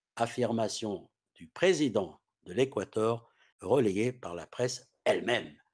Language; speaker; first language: French; non-native, fluent; English